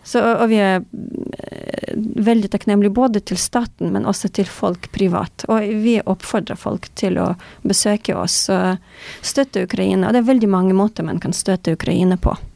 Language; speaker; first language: Norwegian; non-native, fluent; Ukrainian